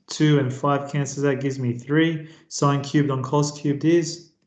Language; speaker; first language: English; native; English